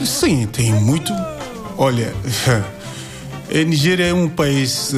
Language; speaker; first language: Portuguese; non-native, learner; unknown